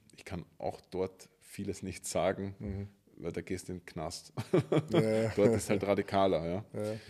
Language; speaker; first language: German; native; German